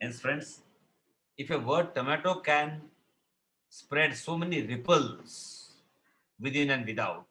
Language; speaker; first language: English; non-native, local second language; Marathi